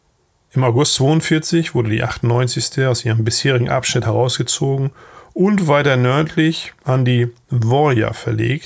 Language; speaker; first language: German; native; German